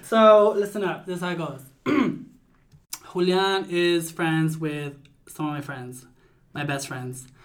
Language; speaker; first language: English; early bilingual, other home language; Spanish